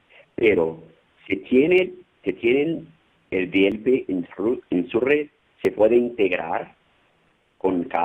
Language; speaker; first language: Spanish; non-native, fluent; Portuguese